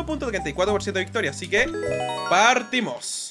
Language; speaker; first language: Spanish; native; Spanish